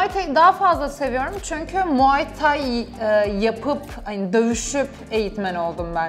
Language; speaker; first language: Turkish; native; Turkish